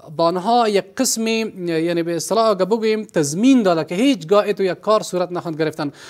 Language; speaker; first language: Persian; non-native, local second language; Pashto